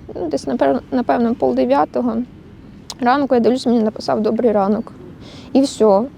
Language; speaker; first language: Ukrainian; native; Ukrainian